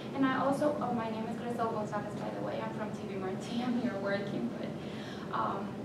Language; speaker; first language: English; early bilingual, other home language; Spanish